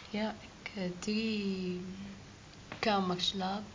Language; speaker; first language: Dutch; non-native, learner; Arabic